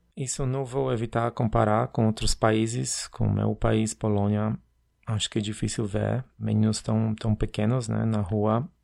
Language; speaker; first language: Portuguese; non-native, fluent; Polish